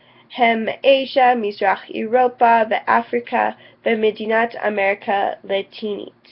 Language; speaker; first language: Hebrew; non-native, learner; English